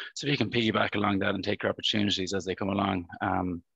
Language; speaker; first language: English; native; English